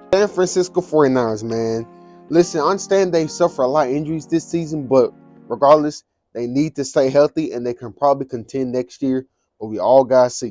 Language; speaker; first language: English; native; English